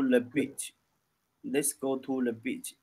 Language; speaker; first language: English; non-native, learner; Chinese